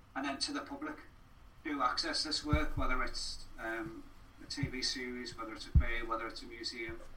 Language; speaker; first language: English; native; English